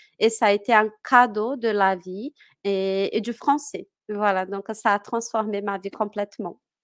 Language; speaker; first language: French; non-native, fluent; Portuguese